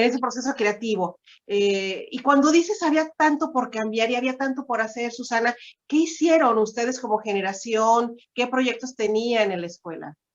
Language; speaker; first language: Spanish; native; Spanish